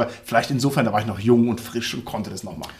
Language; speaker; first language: German; native; German